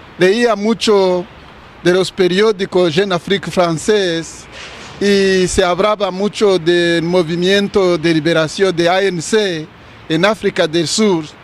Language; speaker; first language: Spanish; non-native, fluent; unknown